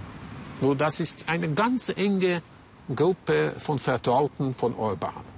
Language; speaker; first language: German; non-native, fluent; Hungarian